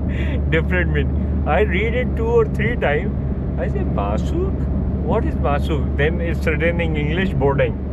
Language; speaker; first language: English; non-native, local second language; Urdu